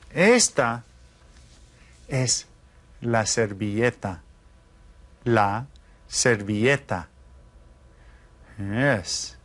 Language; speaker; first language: Spanish; non-native, fluent; English